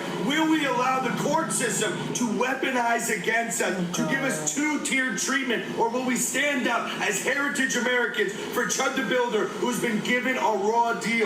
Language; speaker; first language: English; native; English